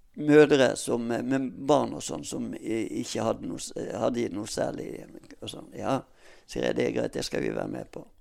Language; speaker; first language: Norwegian; native; Norwegian